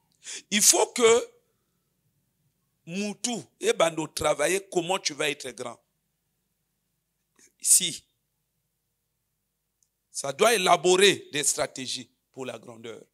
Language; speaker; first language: French; non-native, local second language; Lingala